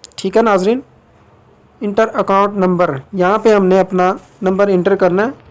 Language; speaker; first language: Urdu; non-native, local second language; Punjabi